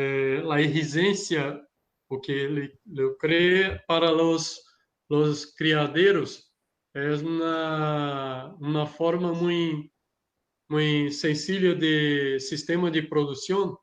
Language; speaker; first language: Spanish; non-native, learner; Portuguese